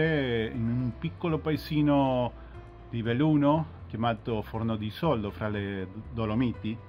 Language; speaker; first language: Italian; non-native, fluent; Spanish